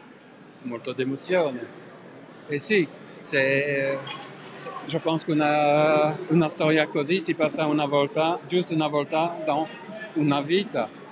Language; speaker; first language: Italian; non-native, learner; French